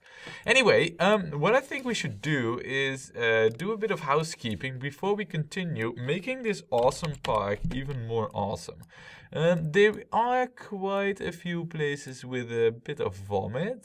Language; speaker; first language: English; non-native, fluent; Dutch